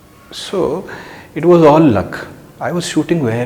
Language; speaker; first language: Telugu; non-native, local second language; Hindi